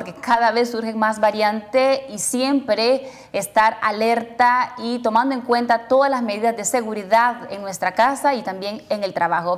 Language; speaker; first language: Spanish; native; Spanish